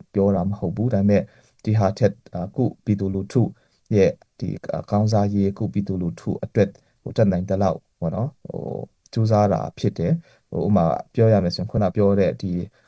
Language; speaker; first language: Burmese; non-native, local second language; Hakha Chin